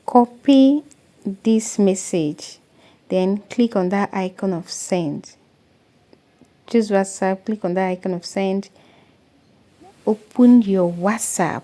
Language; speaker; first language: English; non-native, local second language; Igbo